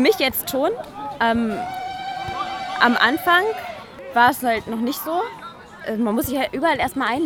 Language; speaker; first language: German; native; German